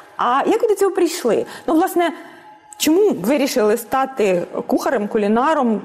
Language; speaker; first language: Ukrainian; native; Ukrainian